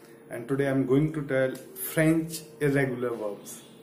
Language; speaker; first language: English; non-native, local second language; Hindi